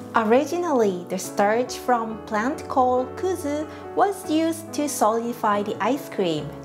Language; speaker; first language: English; non-native, fluent; Japanese